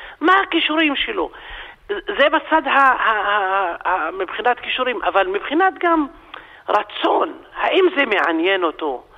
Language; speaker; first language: Hebrew; non-native, local second language; Arabic